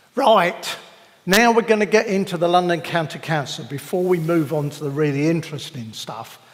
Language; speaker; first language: English; native; English